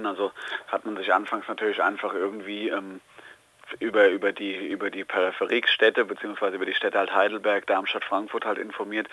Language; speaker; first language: German; native; German